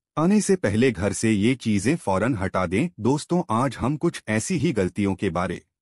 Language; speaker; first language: Hindi; native; Hindi